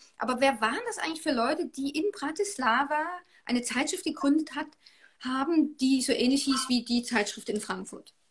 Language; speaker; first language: German; native; German